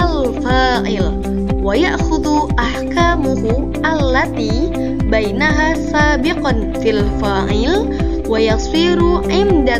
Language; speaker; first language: Arabic; non-native, learner; Indonesian